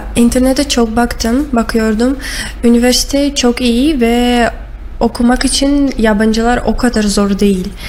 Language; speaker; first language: Turkish; non-native, learner; Russian